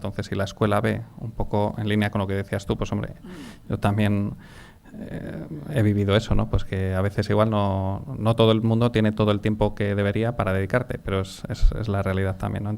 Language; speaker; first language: Spanish; native; Spanish